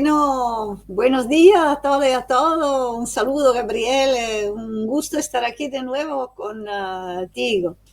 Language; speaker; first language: Spanish; non-native, fluent; Italian